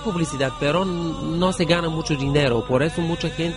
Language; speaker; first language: Spanish; non-native, learner; Bulgarian